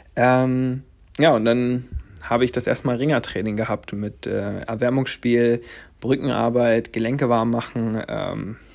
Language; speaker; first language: German; native; German